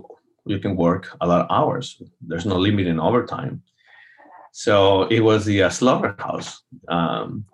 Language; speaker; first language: English; non-native, fluent; Spanish